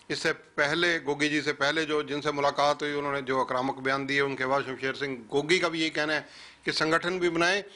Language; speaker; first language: Hindi; native; Hindi